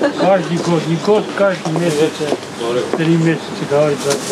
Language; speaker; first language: Russian; non-native, learner; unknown